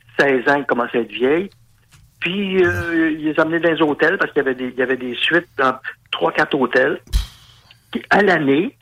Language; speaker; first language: French; native; French